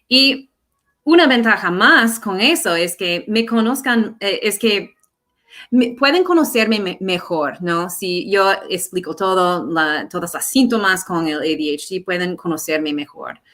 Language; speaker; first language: Spanish; non-native, fluent; English